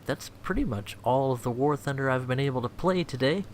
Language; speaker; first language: English; native; English